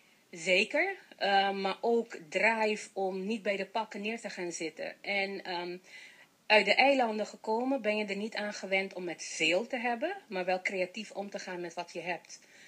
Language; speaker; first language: Dutch; non-native, local second language; Papiamento